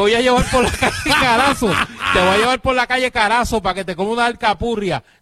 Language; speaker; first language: Spanish; native; Spanish